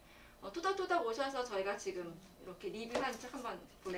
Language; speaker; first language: Korean; native; Korean